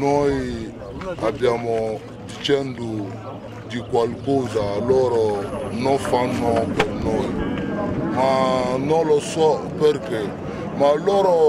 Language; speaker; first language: Italian; non-native, learner; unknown